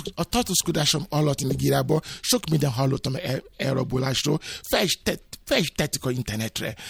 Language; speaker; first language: Hungarian; non-native, fluent; Yoruba